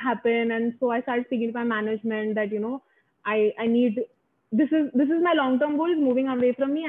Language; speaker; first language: English; non-native, local second language; Marathi